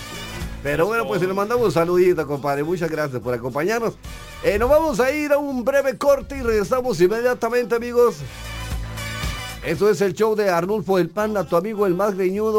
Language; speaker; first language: Spanish; native; Spanish